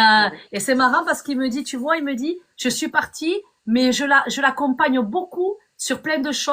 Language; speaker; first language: French; native; French